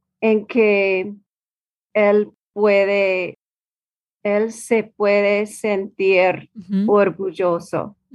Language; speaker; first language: Spanish; non-native, learner; English